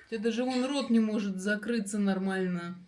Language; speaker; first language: Russian; native; Russian